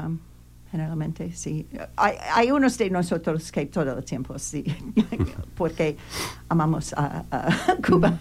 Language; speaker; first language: Spanish; non-native, learner; English